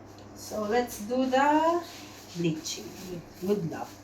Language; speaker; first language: English; non-native, local second language; Filipino